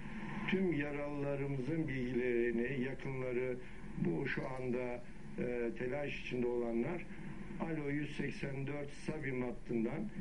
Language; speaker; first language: Turkish; native; Turkish